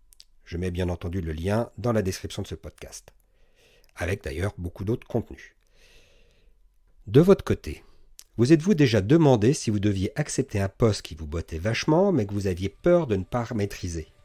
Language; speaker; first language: French; native; French